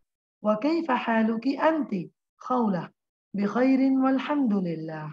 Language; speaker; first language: Arabic; non-native, learner; Urdu